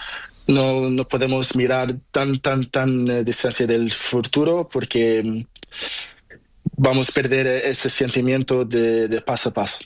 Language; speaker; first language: Spanish; non-native, learner; Portuguese